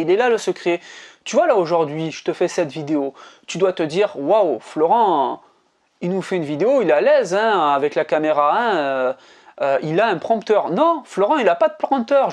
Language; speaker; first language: French; native; French